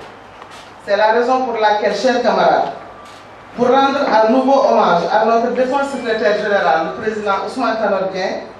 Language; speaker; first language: French; non-native, local second language; Wolof